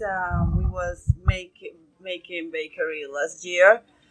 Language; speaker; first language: English; non-native, learner; Spanish